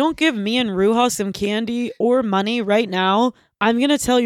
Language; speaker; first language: English; native; English